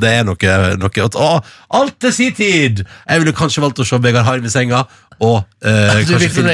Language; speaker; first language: Norwegian; native; Norwegian